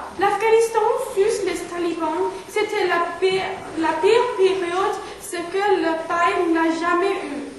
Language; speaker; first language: French; non-native, learner; English